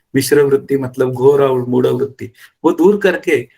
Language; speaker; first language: Hindi; non-native, local second language; Marathi